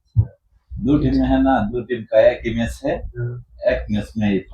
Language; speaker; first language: Hindi; non-native, learner; Bangla